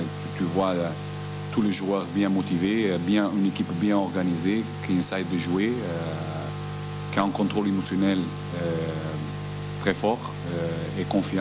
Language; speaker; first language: French; non-native, learner; Portuguese